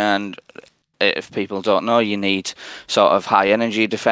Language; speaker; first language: English; native; English